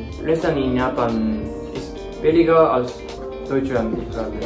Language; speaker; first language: German; non-native, learner; Japanese